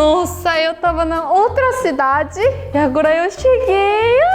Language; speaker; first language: Portuguese; non-native, fluent; Korean